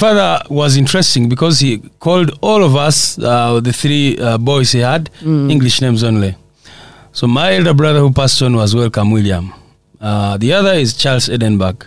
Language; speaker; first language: English; non-native, local second language; Nyankole